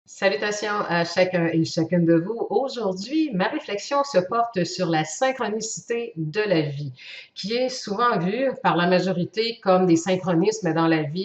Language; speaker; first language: French; native; French